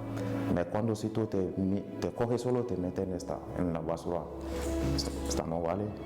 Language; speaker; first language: Spanish; non-native, learner; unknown